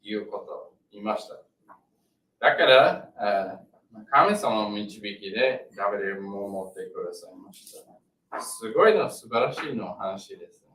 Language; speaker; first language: Japanese; non-native, learner; English